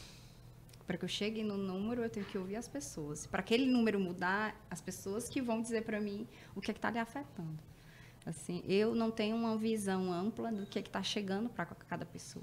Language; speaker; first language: Portuguese; native; Portuguese